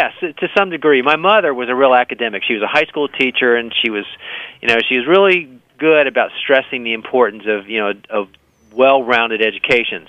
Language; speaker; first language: English; native; English